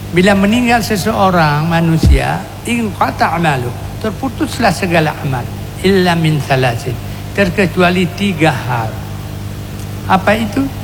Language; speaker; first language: Indonesian; non-native, local second language; Achinese